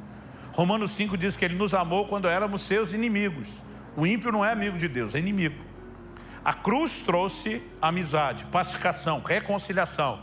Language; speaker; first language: Portuguese; native; Portuguese